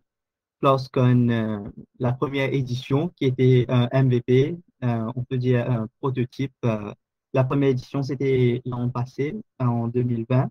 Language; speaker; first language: French; non-native, local second language; Morisyen